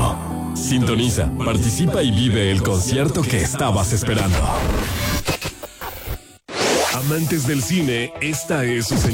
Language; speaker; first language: Spanish; native; Spanish